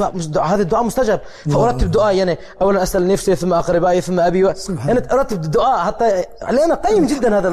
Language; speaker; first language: Arabic; non-native, fluent; Turkish